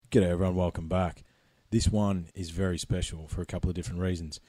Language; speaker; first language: English; native; English